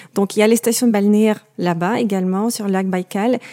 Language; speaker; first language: French; non-native, fluent; Russian